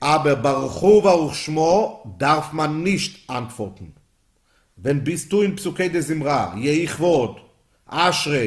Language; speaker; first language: German; non-native, fluent; Yiddish